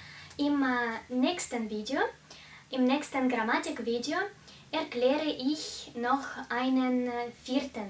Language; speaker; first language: German; non-native, fluent; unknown